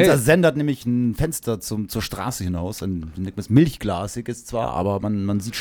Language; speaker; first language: German; native; German